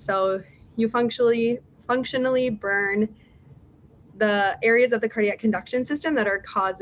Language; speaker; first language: English; native; English